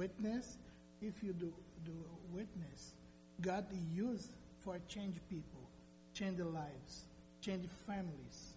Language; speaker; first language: English; non-native, learner; Portuguese